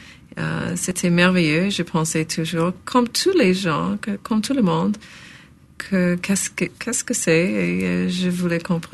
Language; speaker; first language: French; non-native, local second language; English